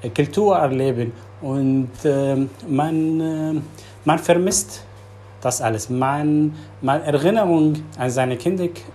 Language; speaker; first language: German; non-native, learner; Arabic